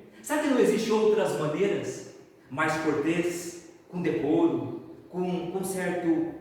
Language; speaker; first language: Portuguese; native; Portuguese